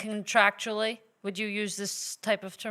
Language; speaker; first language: English; native; English